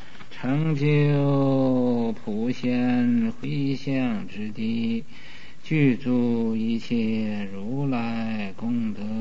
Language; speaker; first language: Chinese; native; Chinese